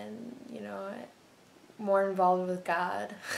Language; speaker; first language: English; native; English